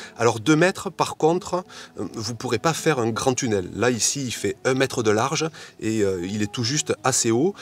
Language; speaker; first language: French; native; French